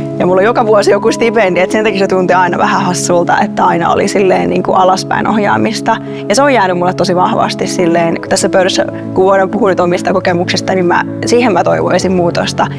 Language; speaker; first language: Finnish; early bilingual, other home language; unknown